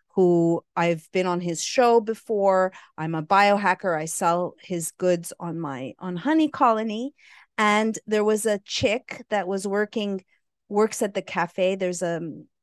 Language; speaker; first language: English; native; English